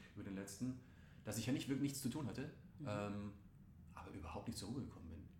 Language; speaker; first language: German; native; German